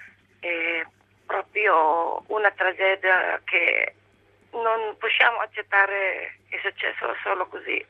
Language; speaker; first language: Italian; non-native, fluent; Filipino